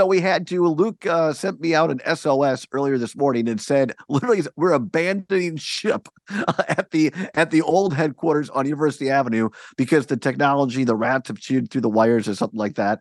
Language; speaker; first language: English; native; English